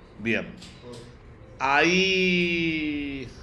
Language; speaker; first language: Spanish; native; Spanish